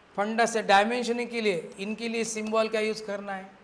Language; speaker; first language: Hindi; non-native, local second language; Marathi